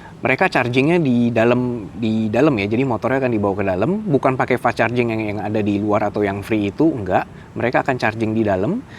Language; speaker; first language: Indonesian; native; Indonesian